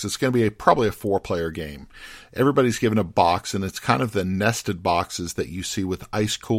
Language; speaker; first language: English; native; English